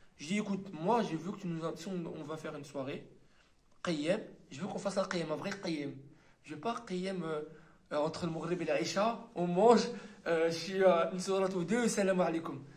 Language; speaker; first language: French; native; French